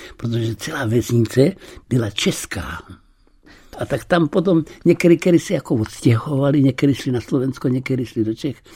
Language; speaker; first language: Czech; early bilingual, heritage; Czech